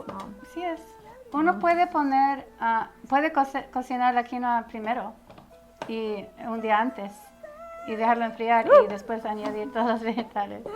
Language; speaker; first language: Spanish; early bilingual, heritage; Spanish